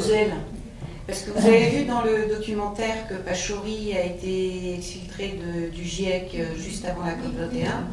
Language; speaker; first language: French; native; French